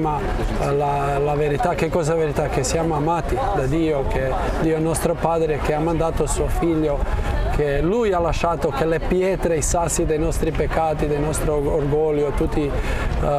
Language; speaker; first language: Italian; non-native, fluent; Croatian